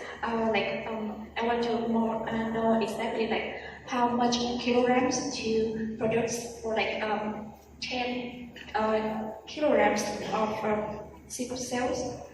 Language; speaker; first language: English; non-native, learner; Vietnamese